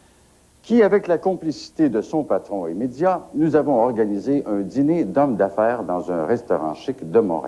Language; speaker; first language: French; native; French